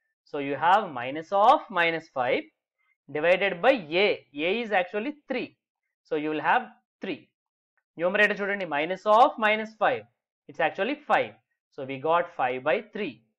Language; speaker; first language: English; non-native, local second language; Telugu